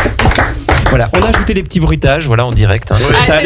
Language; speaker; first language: French; native; French